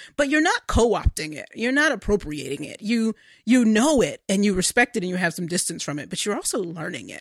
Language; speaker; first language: English; native; English